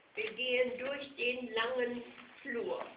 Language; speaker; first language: German; non-native, fluent; English